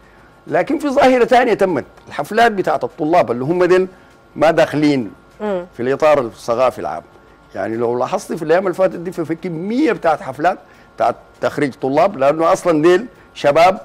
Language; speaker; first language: Arabic; native; Arabic